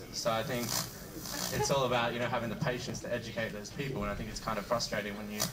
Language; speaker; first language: English; native; English